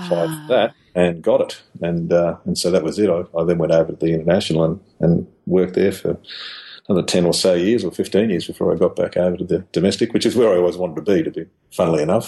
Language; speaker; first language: English; native; English